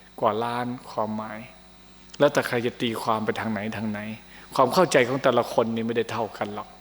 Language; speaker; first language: Thai; native; Thai